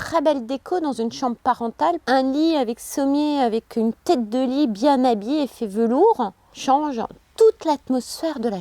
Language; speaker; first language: French; native; French